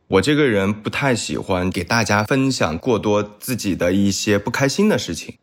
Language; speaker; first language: Chinese; native; Chinese